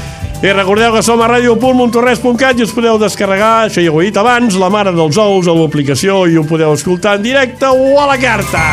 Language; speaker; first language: Catalan; native; Catalan